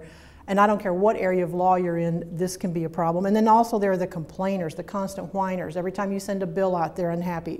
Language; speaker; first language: English; native; English